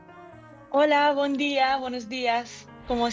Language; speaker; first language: Spanish; early bilingual, heritage; English